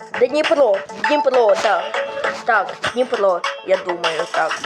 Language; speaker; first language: Ukrainian; non-native, local second language; Russian